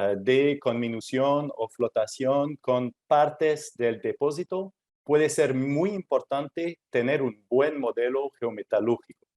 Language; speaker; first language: Spanish; non-native, fluent; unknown